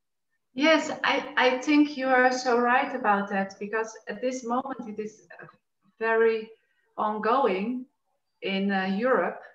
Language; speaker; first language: English; non-native, fluent; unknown